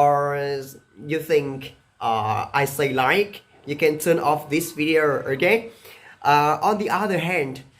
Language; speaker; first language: English; non-native, learner; Vietnamese